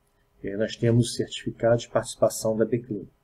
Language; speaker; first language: Portuguese; native; Portuguese